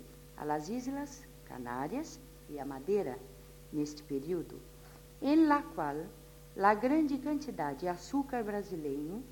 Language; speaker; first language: Spanish; non-native, fluent; Portuguese